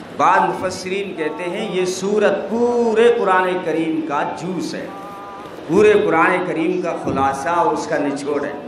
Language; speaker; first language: Urdu; non-native, local second language; Gujarati